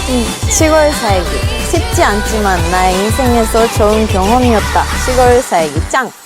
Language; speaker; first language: Korean; non-native, fluent; Japanese